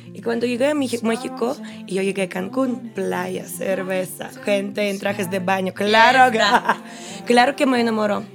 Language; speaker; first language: Spanish; non-native, fluent; Russian